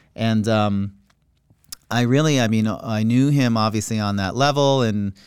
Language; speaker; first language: English; native; English